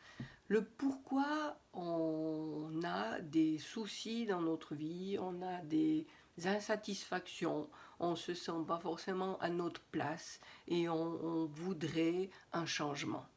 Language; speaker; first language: French; native; French